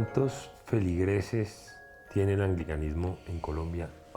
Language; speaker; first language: Spanish; native; Spanish